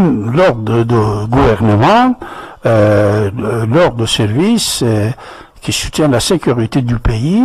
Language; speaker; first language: French; non-native, fluent; Persian